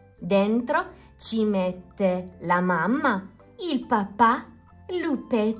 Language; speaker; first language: Italian; native; Italian